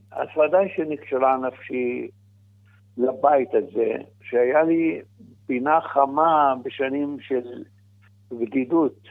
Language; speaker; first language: Hebrew; non-native, fluent; Arabic